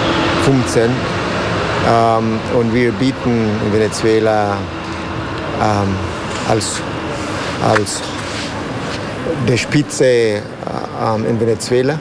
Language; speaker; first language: German; non-native, learner; Spanish